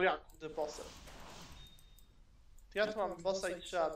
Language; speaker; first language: Polish; native; Polish